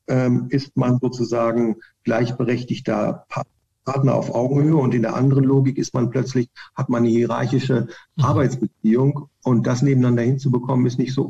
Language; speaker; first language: German; native; German